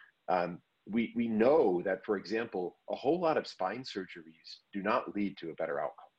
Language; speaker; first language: English; native; English